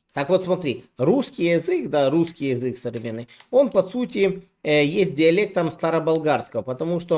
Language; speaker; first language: Russian; non-native, local second language; Ukrainian